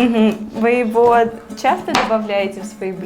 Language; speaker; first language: Russian; native; Russian